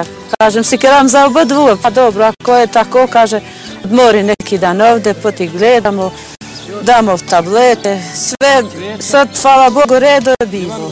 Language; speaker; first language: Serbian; non-native, learner; Albanian